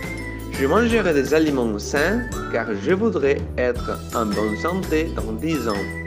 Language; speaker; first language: French; non-native, fluent; Spanish